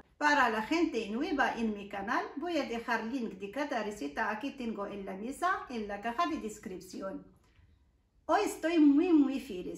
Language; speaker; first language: Spanish; non-native, learner; Arabic